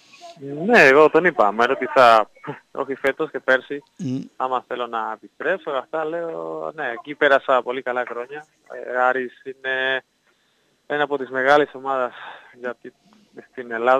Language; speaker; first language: Greek; non-native, learner; Spanish